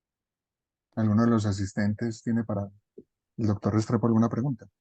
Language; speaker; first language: Spanish; native; Spanish